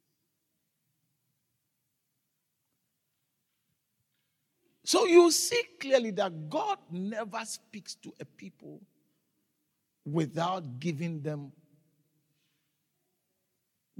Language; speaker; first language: English; non-native, local second language; Akan